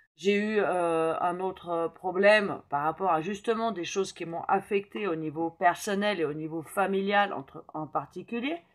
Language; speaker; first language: French; native; French